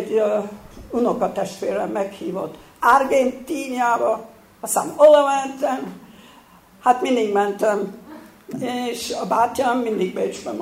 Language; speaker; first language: Hungarian; early bilingual, heritage; Hungarian